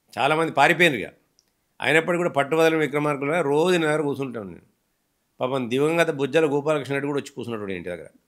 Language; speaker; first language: Telugu; native; Telugu